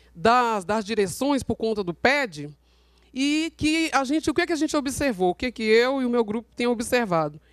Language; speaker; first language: Portuguese; native; Portuguese